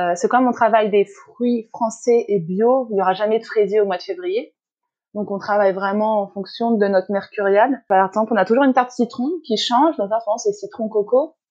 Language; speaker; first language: French; native; French